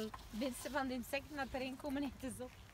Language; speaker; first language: Dutch; native; Dutch